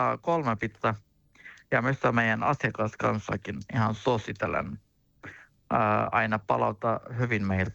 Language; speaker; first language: Finnish; non-native, learner; Turkish